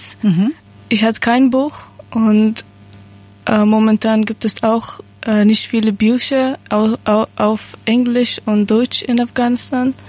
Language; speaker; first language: German; non-native, learner; Persian